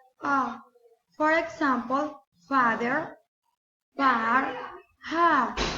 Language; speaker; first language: English; non-native, learner; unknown